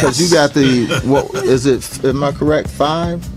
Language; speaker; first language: English; native; English